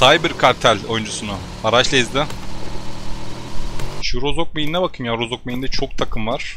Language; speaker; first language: Turkish; native; Turkish